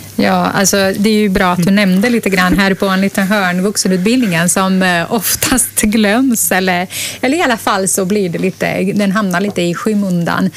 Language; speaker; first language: Swedish; non-native, fluent; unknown